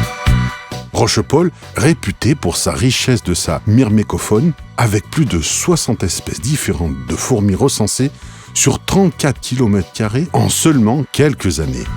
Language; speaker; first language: French; native; French